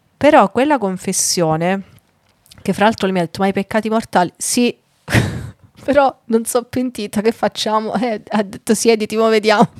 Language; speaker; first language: Italian; native; Italian